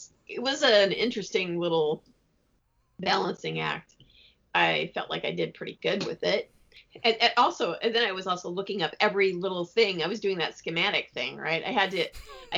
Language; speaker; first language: English; native; English